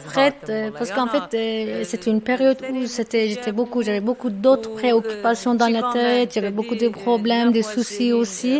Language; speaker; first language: French; non-native, fluent; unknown